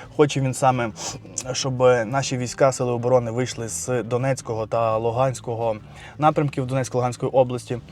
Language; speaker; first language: Ukrainian; non-native, local second language; Russian